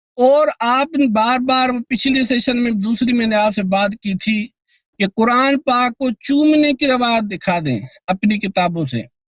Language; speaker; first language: Urdu; non-native, local second language; Sindhi